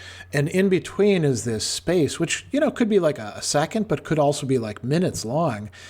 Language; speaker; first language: English; native; English